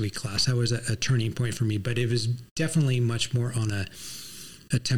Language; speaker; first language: English; native; English